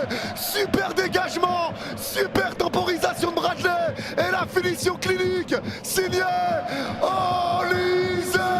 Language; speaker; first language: French; native; French